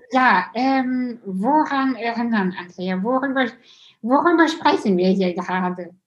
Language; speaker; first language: German; early bilingual, other home language; Russian